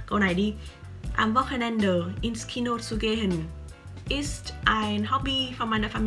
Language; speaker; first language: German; non-native, fluent; Vietnamese